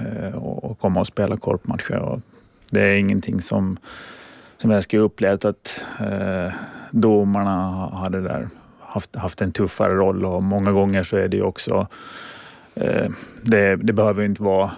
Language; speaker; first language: Swedish; native; Swedish